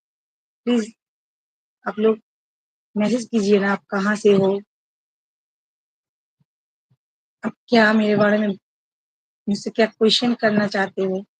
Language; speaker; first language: Hindi; non-native, local second language; Bangla